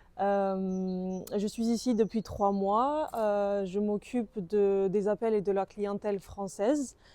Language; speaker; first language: French; native; French